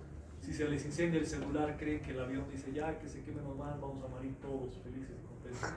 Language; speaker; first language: Spanish; native; Spanish